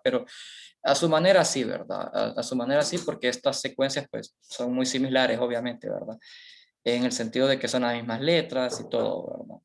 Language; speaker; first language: Spanish; native; Spanish